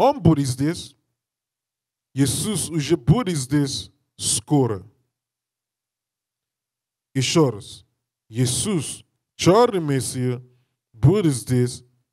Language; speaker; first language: Russian; non-native, learner; English